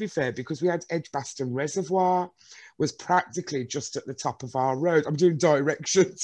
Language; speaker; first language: English; native; English